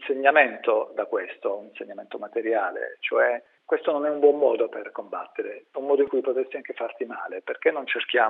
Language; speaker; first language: Italian; native; Italian